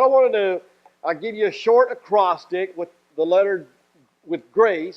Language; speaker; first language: English; native; English